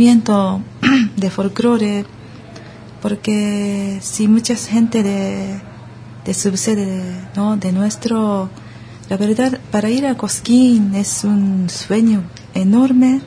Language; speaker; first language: Spanish; non-native, learner; Japanese